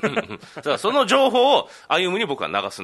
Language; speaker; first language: Japanese; native; Japanese